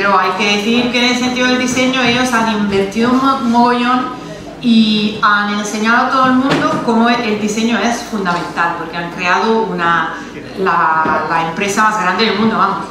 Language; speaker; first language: Spanish; non-native, fluent; Italian